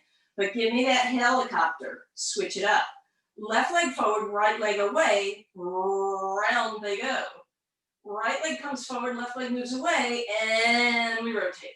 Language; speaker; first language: English; native; English